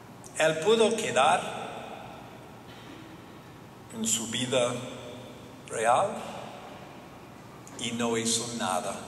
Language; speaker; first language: Spanish; non-native, learner; English